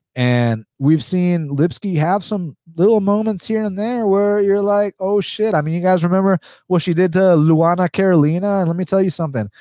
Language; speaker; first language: English; early bilingual, other home language; Spanish